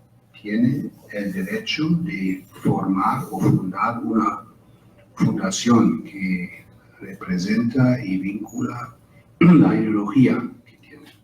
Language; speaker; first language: Spanish; non-native, fluent; German